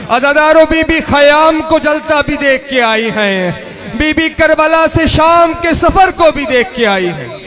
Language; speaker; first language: Urdu; non-native, local second language; Punjabi